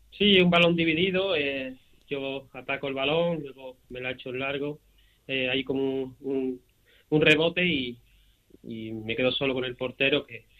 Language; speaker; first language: Spanish; native; Spanish